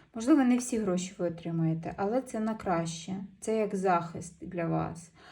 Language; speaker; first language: Ukrainian; non-native, local second language; Russian